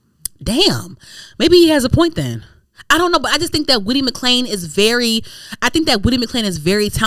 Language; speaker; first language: English; native; English